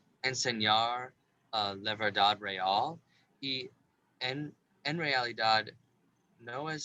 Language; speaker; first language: Spanish; non-native, learner; English